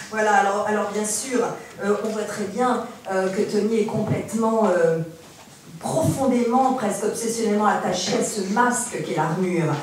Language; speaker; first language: French; native; French